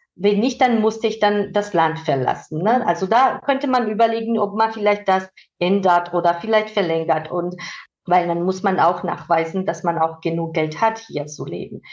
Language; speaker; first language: German; non-native, fluent; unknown